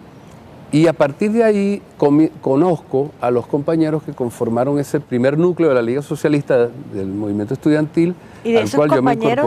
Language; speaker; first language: Spanish; native; Spanish